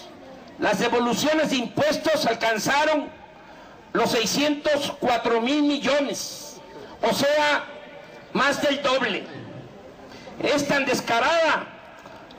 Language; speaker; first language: Spanish; native; Spanish